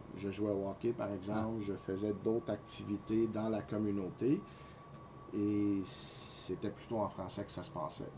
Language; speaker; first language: French; non-native, local second language; English